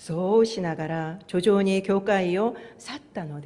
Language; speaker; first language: Japanese; non-native, fluent; Korean